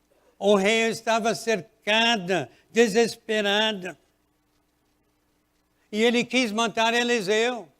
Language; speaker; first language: Portuguese; non-native, fluent; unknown